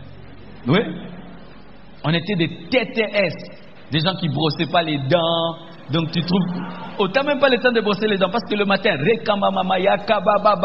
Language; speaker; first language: French; non-native, local second language; Lingala